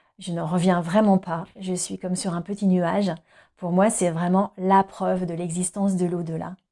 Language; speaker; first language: French; native; French